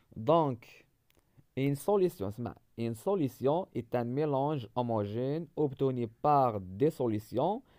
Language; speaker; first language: French; non-native, local second language; Arabic